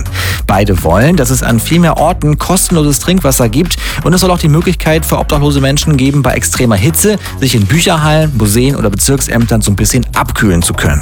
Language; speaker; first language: German; native; German